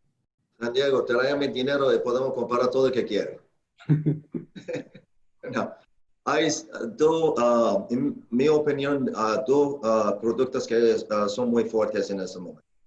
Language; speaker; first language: Spanish; non-native, learner; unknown